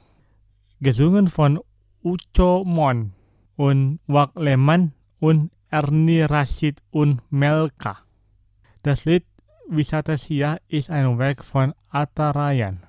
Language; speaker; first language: German; non-native, fluent; Indonesian